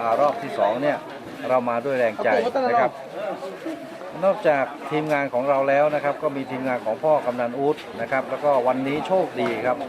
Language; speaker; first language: Thai; native; Thai